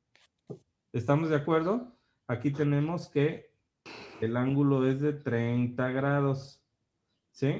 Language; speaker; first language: Spanish; native; Spanish